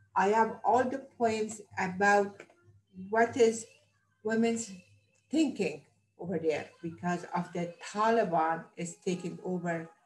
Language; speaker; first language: English; non-native, learner; Persian